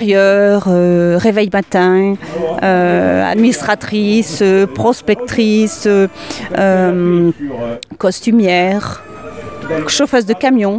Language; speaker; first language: French; native; French